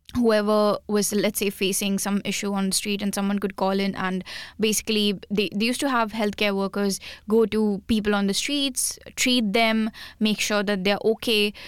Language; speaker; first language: English; non-native, local second language; Hindi